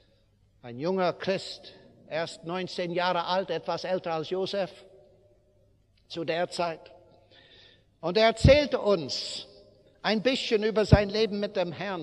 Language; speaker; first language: German; non-native, fluent; English